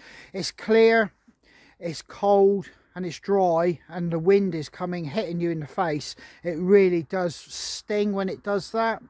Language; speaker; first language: English; native; English